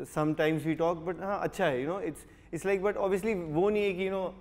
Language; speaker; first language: Hindi; native; Hindi